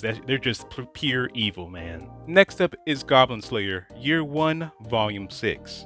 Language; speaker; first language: English; native; English